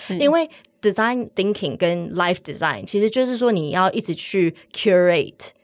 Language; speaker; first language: Chinese; early bilingual, heritage; Chinese